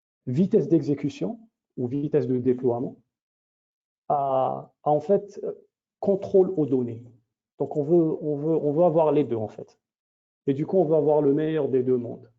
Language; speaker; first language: French; native; French